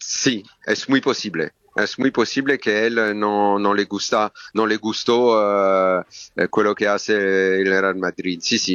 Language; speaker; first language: Spanish; non-native, learner; French